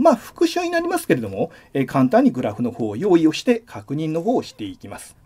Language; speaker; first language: Japanese; native; Japanese